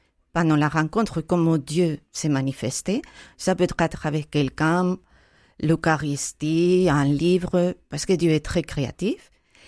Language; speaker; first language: French; non-native, fluent; Spanish